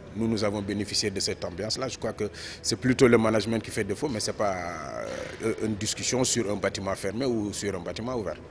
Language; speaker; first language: French; non-native, local second language; Wolof